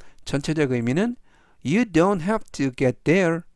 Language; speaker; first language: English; non-native, fluent; Korean